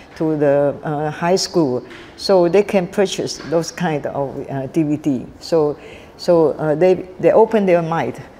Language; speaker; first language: English; non-native, learner; Chinese